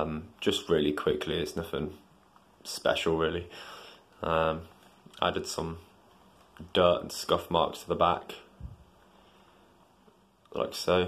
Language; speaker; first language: English; native; English